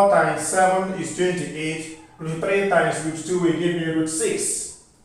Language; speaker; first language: English; non-native, local second language; Igbo